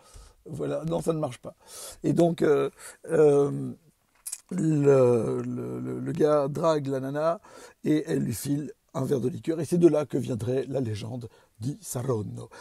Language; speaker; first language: French; native; French